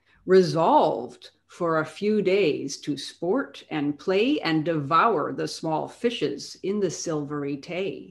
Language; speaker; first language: English; native; English